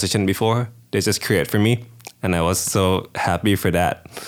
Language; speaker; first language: English; non-native, fluent; Thai